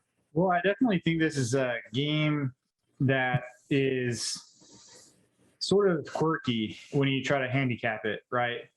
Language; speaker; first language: English; native; English